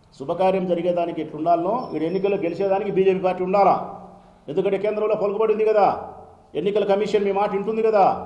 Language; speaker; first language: Telugu; native; Telugu